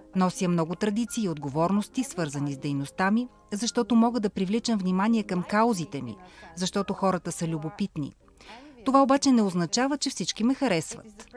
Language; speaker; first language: Bulgarian; early bilingual, heritage; Bulgarian